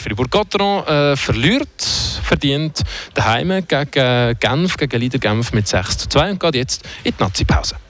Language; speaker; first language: German; native; German